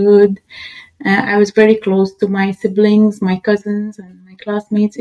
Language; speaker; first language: English; non-native, fluent; Arabic